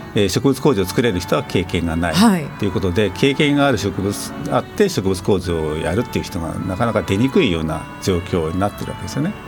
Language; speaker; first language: Japanese; native; Japanese